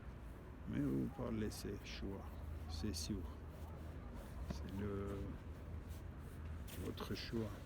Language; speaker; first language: French; non-native, learner; Armenian